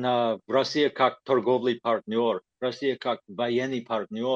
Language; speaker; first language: Russian; non-native, fluent; English